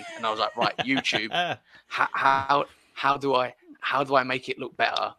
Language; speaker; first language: English; early bilingual, other home language; Spanish